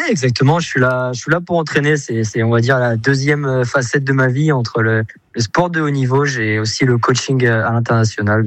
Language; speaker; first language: French; native; French